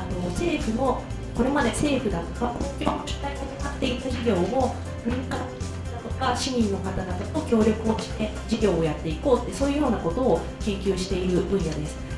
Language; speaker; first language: Japanese; native; Japanese